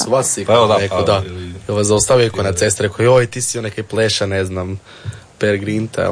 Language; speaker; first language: Serbian; native; Serbian